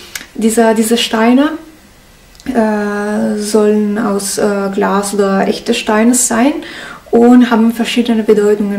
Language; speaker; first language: German; non-native, learner; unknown